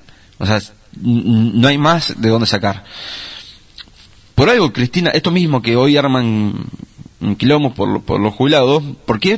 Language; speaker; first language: Spanish; native; Spanish